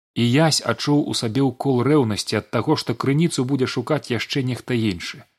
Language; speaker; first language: Belarusian; native; Belarusian